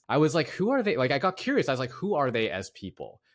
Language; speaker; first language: English; native; English